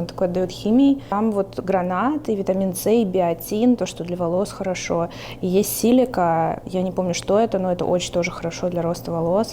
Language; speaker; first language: Russian; native; Russian